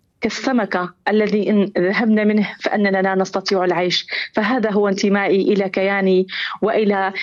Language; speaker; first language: Arabic; native; Arabic